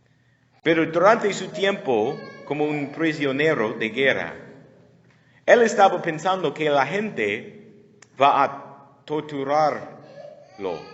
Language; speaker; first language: Spanish; non-native, learner; English